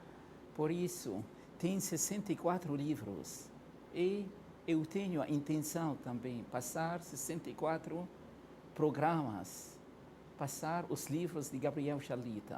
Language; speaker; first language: Portuguese; non-native, fluent; Arabic